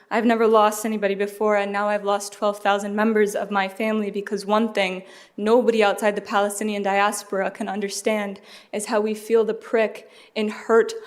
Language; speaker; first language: English; early bilingual, other home language; Arabic